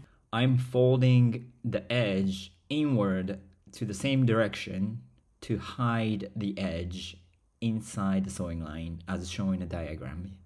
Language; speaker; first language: English; non-native, fluent; Japanese